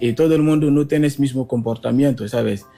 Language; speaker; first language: Spanish; non-native, learner; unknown